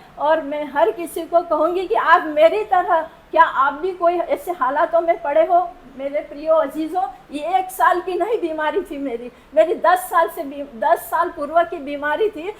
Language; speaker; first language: Hindi; non-native, local second language; Marathi